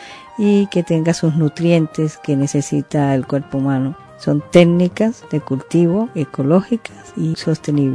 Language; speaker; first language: Spanish; native; Spanish